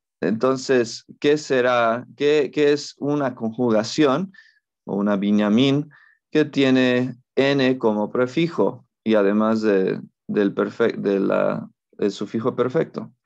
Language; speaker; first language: Spanish; non-native, fluent; English